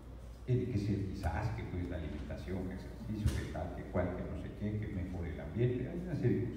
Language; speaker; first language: Spanish; native; Spanish